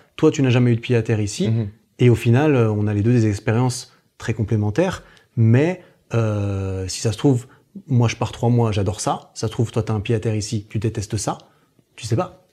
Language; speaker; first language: French; native; French